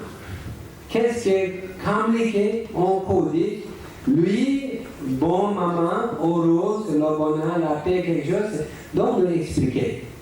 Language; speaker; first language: French; non-native, learner; Tibetan